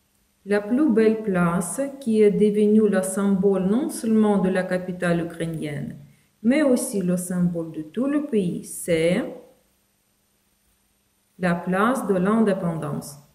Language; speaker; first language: French; non-native, fluent; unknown